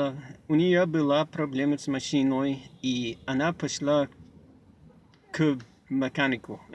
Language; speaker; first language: Russian; non-native, learner; English